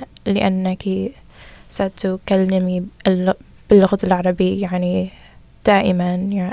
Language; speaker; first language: Arabic; non-native, learner; English